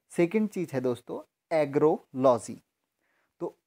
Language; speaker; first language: Hindi; native; Hindi